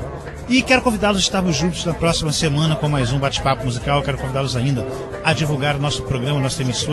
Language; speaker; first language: Portuguese; native; Portuguese